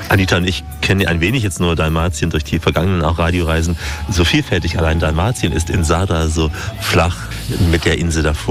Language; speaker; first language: German; native; German